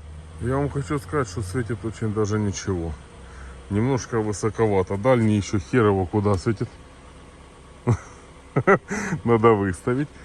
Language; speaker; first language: Russian; native; Russian